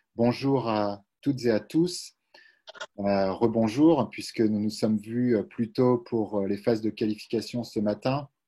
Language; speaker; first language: French; native; French